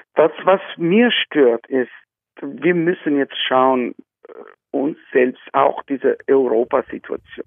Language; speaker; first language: German; non-native, learner; Albanian